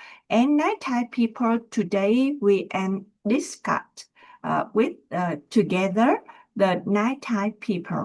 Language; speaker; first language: English; non-native, learner; Vietnamese